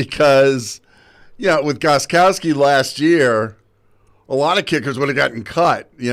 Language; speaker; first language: English; native; English